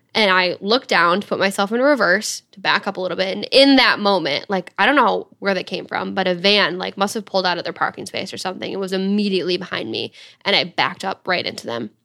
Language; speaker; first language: English; native; English